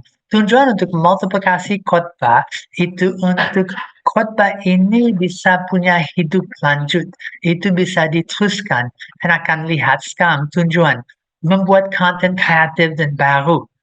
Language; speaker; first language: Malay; non-native, fluent; English